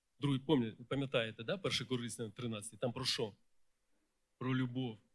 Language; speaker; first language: Ukrainian; non-native, local second language; Russian